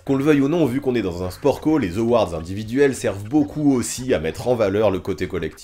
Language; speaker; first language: French; native; French